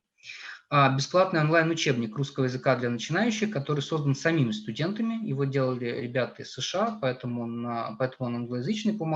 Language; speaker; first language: Russian; native; Russian